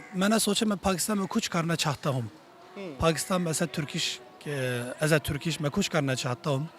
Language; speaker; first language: Hindi; non-native, learner; Turkish